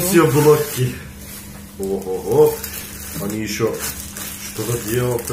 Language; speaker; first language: Russian; non-native, learner; Turkish